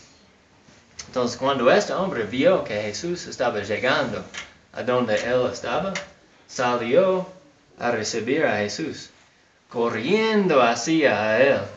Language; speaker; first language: Spanish; non-native, fluent; English